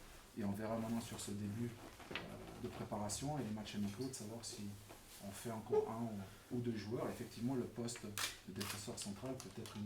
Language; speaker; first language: French; native; French